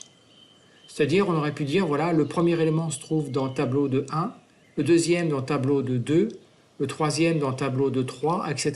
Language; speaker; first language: French; native; French